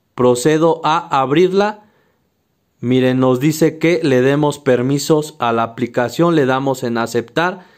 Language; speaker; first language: Spanish; native; Spanish